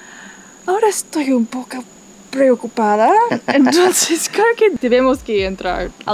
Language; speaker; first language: Spanish; non-native, learner; English